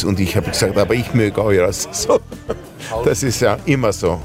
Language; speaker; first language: German; early bilingual, heritage; German